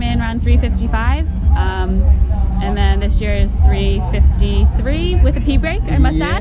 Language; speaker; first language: English; native; English